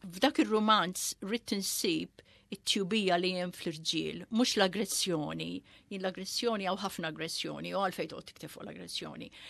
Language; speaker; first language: Maltese; early bilingual, heritage; Maltese